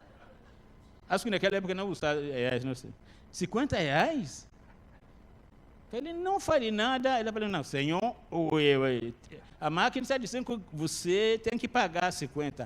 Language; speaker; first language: Portuguese; non-native, learner; Arabic